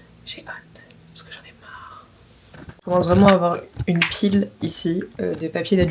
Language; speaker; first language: French; native; French